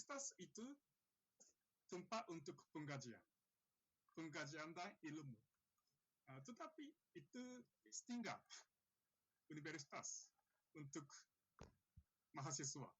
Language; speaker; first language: Indonesian; non-native, learner; Japanese